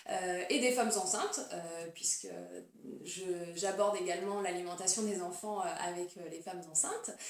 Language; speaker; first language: French; native; French